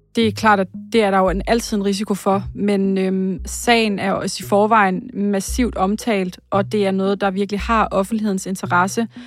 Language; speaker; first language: Danish; native; Danish